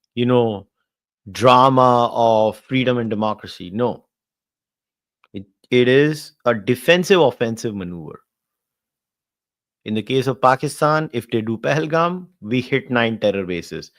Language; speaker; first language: English; non-native, local second language; Hindi